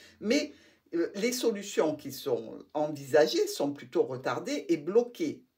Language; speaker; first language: French; native; French